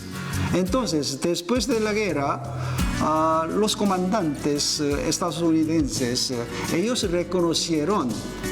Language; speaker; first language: Spanish; non-native, fluent; Korean